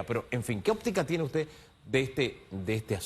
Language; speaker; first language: Spanish; native; Spanish